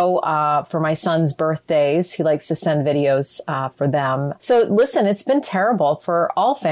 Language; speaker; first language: English; native; English